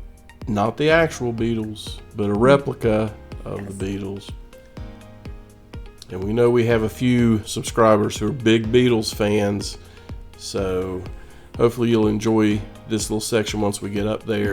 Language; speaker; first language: English; native; English